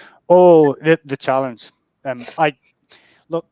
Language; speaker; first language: English; native; English